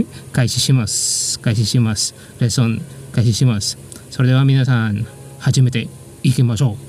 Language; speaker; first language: Japanese; non-native, fluent; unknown